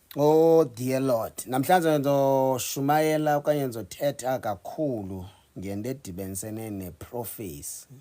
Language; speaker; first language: Zulu; non-native, local second language; Xhosa